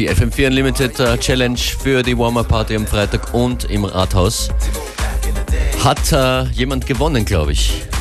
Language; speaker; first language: German; native; German